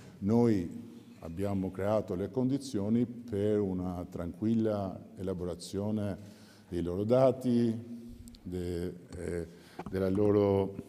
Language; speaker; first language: Italian; non-native, fluent; Albanian